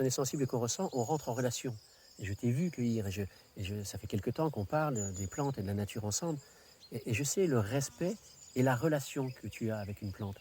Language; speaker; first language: French; native; French